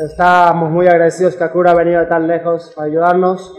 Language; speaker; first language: Spanish; native; Spanish